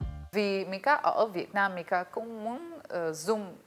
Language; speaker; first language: Vietnamese; non-native, fluent; Russian